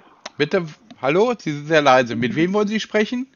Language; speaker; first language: German; native; German